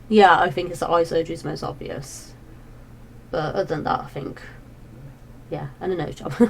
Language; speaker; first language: English; native; English